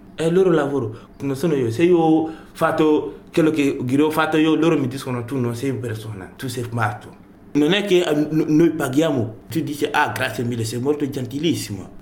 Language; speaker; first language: Italian; non-native, learner; Bambara